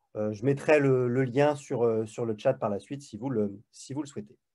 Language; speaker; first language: French; native; French